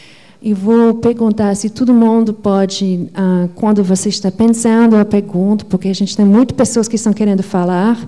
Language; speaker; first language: Portuguese; non-native, fluent; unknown